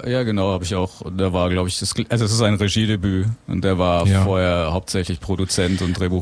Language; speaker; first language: German; native; German